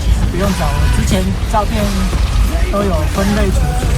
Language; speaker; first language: Chinese; native; Chinese